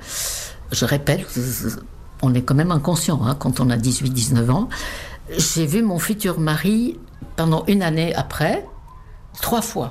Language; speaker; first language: French; non-native, fluent; Czech